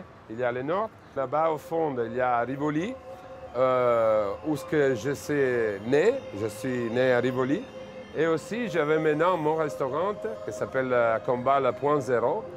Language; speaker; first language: French; non-native, fluent; Italian